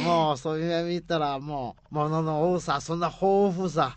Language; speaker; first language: Japanese; non-native, fluent; Chinese